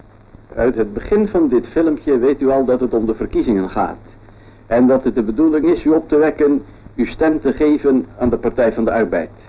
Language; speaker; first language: Dutch; native; Dutch